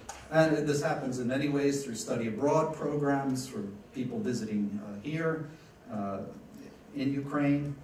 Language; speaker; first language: English; early bilingual, other home language; Ukrainian